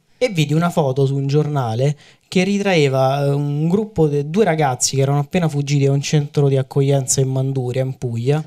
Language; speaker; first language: Italian; native; Italian